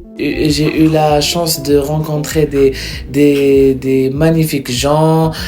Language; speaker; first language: French; non-native, local second language; Arabic